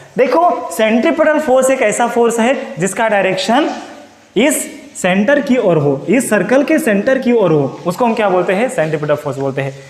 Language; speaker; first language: Hindi; non-native, local second language; Marathi